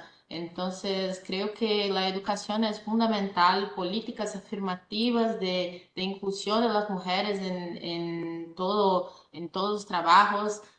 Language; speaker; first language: Spanish; non-native, fluent; Portuguese